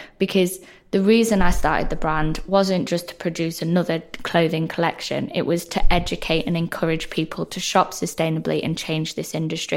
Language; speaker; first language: English; native; English